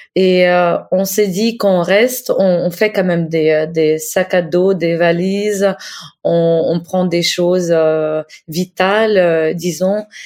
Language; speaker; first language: French; non-native, fluent; Ukrainian